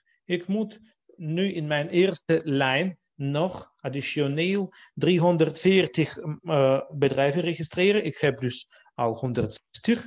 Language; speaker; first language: Dutch; non-native, fluent; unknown